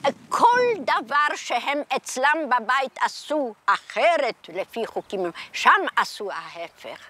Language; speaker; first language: Hebrew; non-native, fluent; Polish